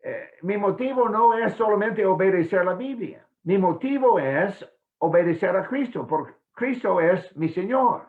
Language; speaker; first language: Spanish; non-native, fluent; English